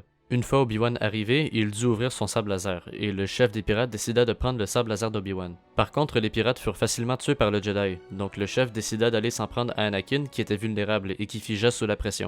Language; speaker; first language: French; native; French